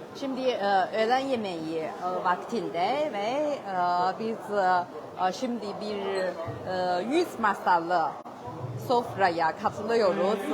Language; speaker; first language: Turkish; non-native, learner; Chinese